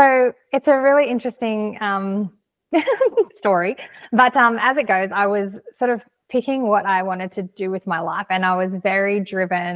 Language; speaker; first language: English; native; English